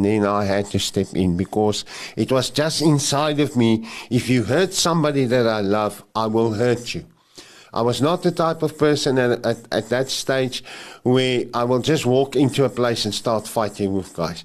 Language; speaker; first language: English; non-native, local second language; Afrikaans